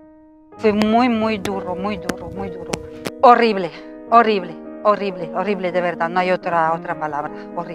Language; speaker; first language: Spanish; non-native, fluent; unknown